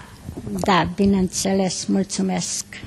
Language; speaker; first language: Romanian; non-native, local second language; Hungarian